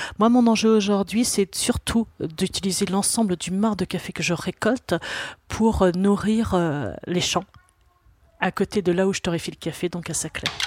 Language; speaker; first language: French; native; French